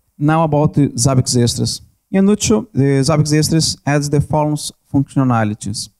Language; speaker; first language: English; non-native, learner; Portuguese